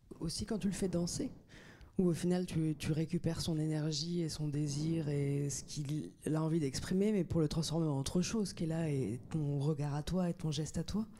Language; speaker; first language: French; native; French